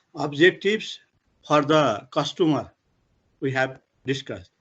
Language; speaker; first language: English; non-native, local second language; Nepali